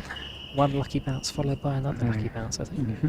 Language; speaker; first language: English; native; English